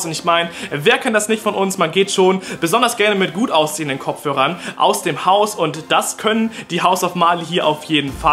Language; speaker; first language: German; native; German